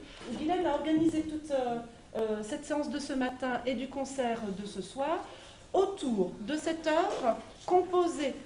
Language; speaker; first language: French; native; French